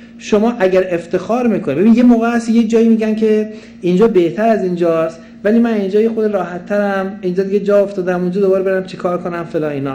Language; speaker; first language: Persian; native; Persian